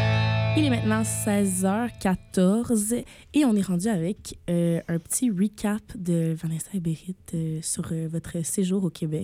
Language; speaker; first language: French; native; French